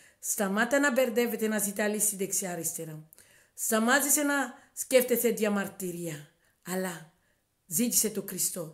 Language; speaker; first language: Greek; non-native, learner; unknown